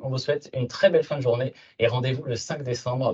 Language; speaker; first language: French; native; French